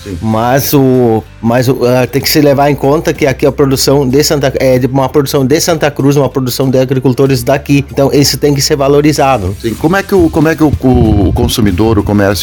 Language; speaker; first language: Portuguese; native; Portuguese